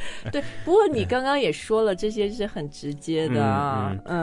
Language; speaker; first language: Chinese; native; Chinese